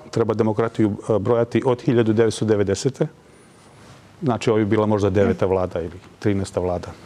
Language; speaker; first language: Serbian; non-native, local second language; Albanian